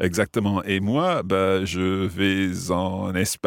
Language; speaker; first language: French; non-native, fluent; English